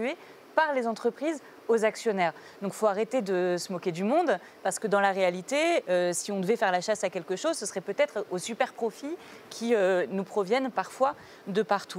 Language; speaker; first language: French; native; French